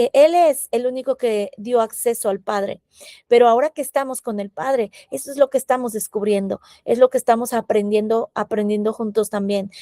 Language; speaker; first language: Spanish; native; Spanish